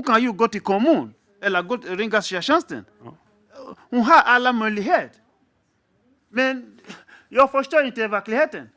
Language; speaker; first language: Swedish; non-native, fluent; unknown